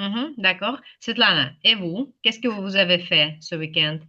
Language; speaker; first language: French; non-native, fluent; Ukrainian